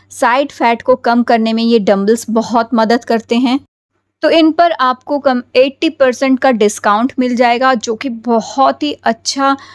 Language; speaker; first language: Hindi; native; Hindi